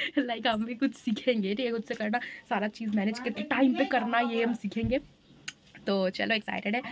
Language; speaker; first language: Hindi; non-native, local second language; Bangla